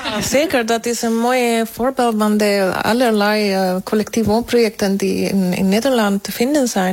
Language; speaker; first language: Dutch; non-native, fluent; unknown